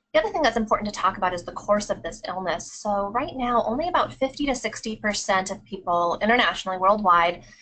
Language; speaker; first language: English; native; English